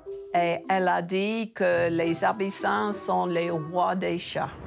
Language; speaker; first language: French; non-native, learner; English